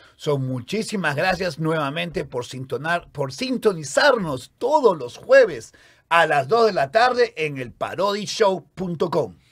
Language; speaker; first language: Spanish; native; Spanish